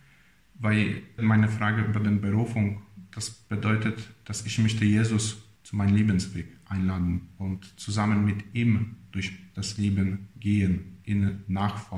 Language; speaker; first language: German; non-native, fluent; Polish